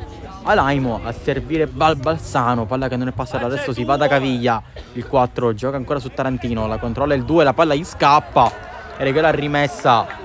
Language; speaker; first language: Italian; native; Italian